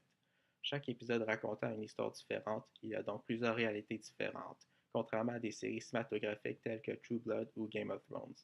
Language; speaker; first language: French; native; French